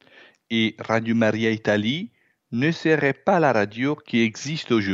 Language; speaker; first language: French; non-native, fluent; Italian